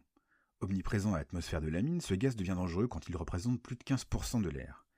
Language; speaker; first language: French; native; French